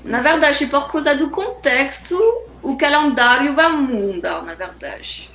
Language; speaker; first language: Portuguese; non-native, fluent; French